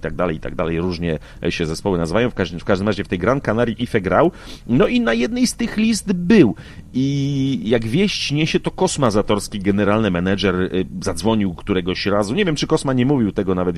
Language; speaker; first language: Polish; native; Polish